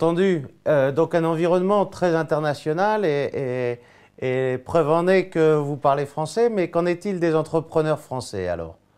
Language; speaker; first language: French; native; French